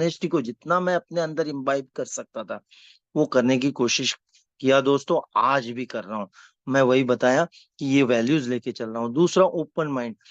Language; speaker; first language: Hindi; non-native, local second language; Marathi